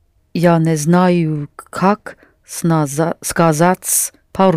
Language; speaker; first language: Russian; non-native, learner; English